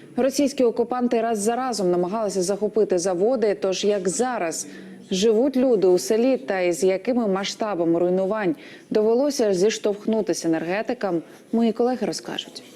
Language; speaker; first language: Ukrainian; native; Ukrainian